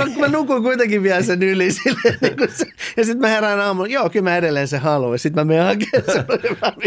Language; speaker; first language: Finnish; early bilingual, other home language; Persian